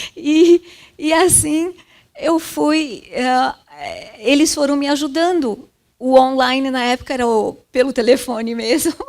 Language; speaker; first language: Portuguese; early bilingual, other home language; Japanese